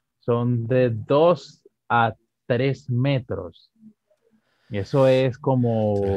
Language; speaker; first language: Spanish; native; Spanish